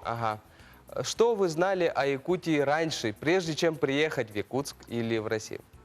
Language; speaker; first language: Russian; native; Russian